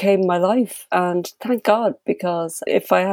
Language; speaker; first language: English; native; English